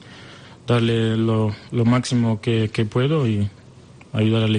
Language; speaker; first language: Spanish; non-native, learner; French